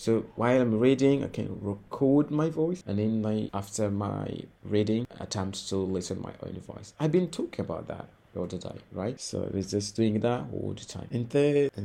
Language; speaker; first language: English; non-native, fluent; Portuguese